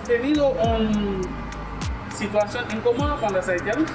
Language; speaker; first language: Spanish; non-native, learner; Haitian Creole